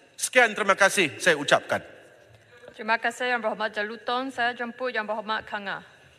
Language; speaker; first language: Malay; non-native, local second language; Tamil